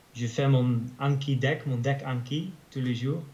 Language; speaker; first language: French; non-native, learner; Dutch